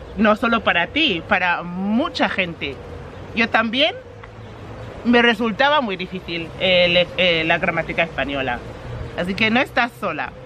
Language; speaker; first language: Spanish; non-native, fluent; English